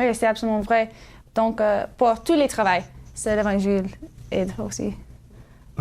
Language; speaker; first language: French; non-native, learner; English